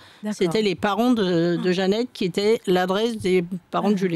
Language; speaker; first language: French; native; French